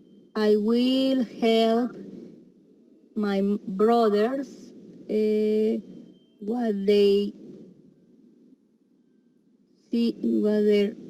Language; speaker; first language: English; non-native, learner; Spanish